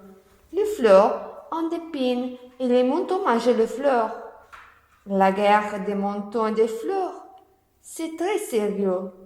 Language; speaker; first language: French; non-native, learner; Italian